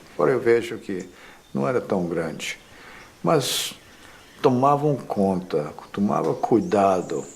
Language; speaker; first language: Portuguese; non-native, local second language; English